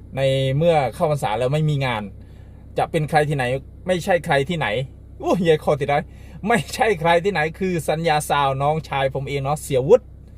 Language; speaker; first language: Thai; non-native, local second language; Khmer